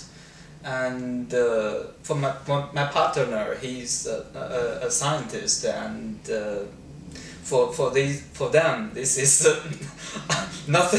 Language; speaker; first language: English; non-native, fluent; Chinese